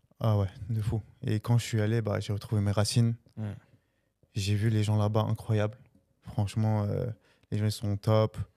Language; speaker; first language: French; early bilingual, other home language; Spanish